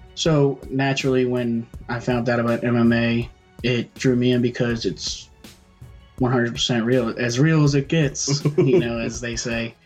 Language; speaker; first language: English; native; English